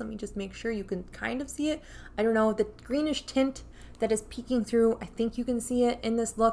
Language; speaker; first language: English; native; English